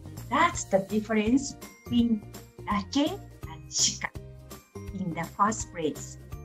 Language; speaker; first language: English; non-native, fluent; Japanese